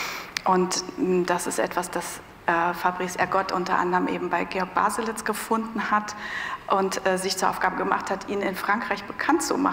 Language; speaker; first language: German; native; German